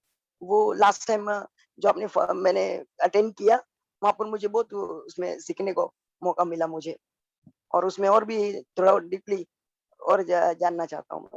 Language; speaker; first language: Hindi; non-native, local second language; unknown